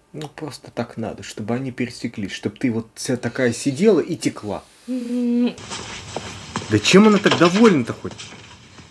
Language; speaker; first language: Russian; native; Russian